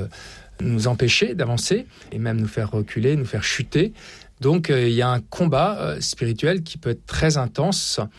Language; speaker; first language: French; native; French